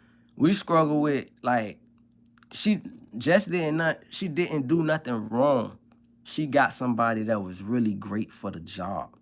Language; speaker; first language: English; native; English